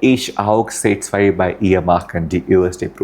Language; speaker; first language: German; non-native, fluent; Malayalam